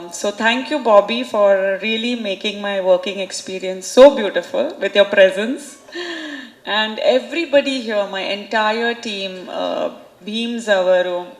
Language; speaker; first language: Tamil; non-native, fluent; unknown